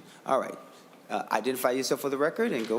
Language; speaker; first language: English; native; English